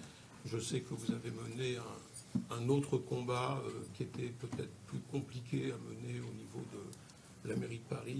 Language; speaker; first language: French; native; French